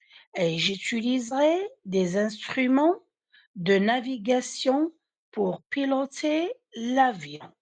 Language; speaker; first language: French; non-native, fluent; Arabic